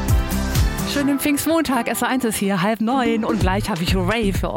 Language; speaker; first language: German; native; German